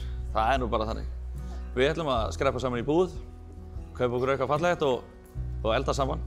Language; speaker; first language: Icelandic; native; Icelandic